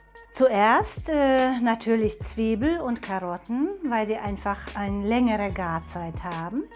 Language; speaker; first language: German; non-native, fluent; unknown